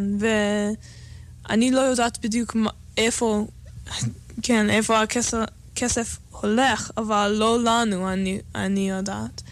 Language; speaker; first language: Hebrew; non-native, fluent; English